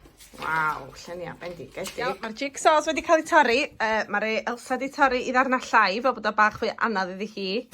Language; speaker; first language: Welsh; native; Welsh